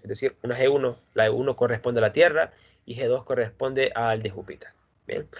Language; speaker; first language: Spanish; native; Spanish